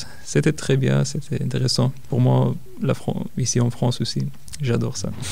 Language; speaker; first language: French; non-native, fluent; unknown